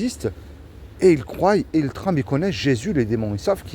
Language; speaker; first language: French; native; French